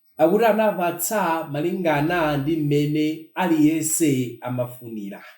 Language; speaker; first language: Nyanja; non-native, local second language; Tumbuka